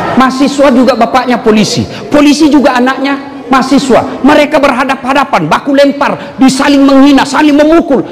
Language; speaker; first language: Indonesian; non-native, local second language; Buginese